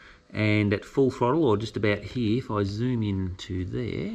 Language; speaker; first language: English; native; English